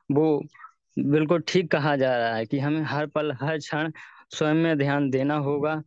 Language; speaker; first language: Hindi; native; Hindi